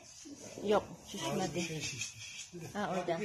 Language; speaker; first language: Turkish; non-native, learner; Filipino